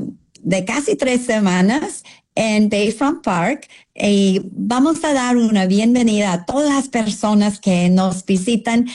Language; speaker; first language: Spanish; non-native, fluent; English